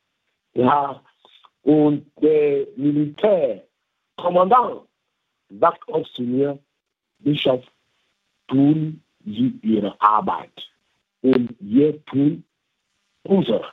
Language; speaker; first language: German; non-native, fluent; French